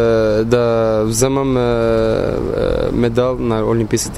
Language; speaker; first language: Bulgarian; non-native, learner; Albanian